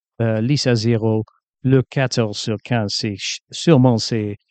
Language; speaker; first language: French; non-native, fluent; English